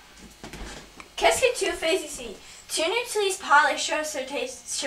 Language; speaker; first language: French; non-native, learner; English